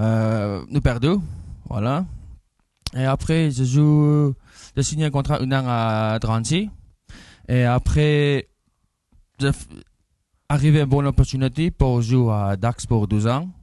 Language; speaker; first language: French; non-native, learner; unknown